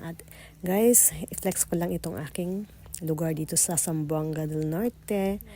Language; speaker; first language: Filipino; non-native, local second language; Cebuano